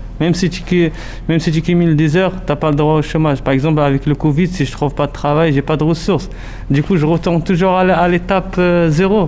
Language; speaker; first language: French; non-native, local second language; Arabic